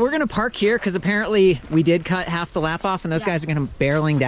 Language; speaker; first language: English; native; English